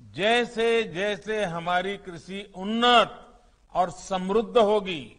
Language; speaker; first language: Hindi; non-native, local second language; Gujarati